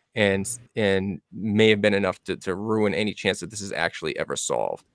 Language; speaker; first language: English; native; English